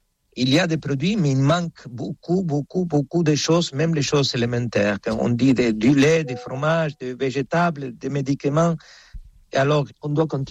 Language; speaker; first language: French; non-native, fluent; Spanish